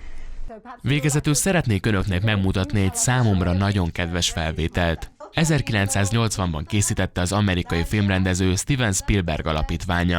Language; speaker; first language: Hungarian; native; Hungarian